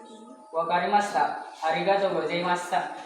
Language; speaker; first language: Japanese; non-native, learner; Indonesian